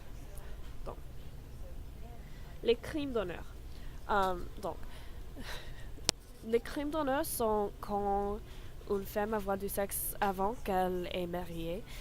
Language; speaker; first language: French; non-native, learner; English